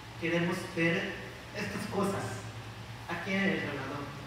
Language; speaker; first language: Spanish; non-native, learner; Korean